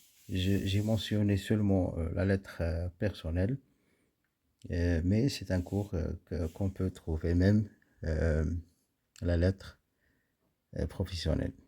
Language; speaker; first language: French; non-native, local second language; Arabic